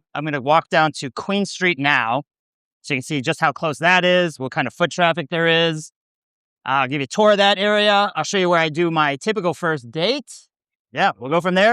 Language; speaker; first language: English; native; English